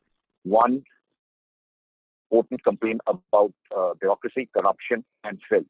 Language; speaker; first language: English; non-native, local second language; Hindi